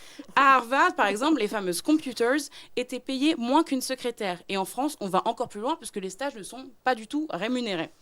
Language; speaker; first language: French; native; French